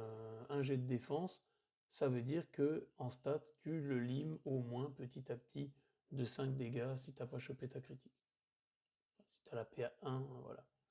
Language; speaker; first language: French; native; French